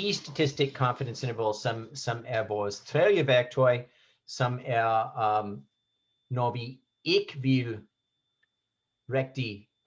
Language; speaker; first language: Danish; non-native, fluent; English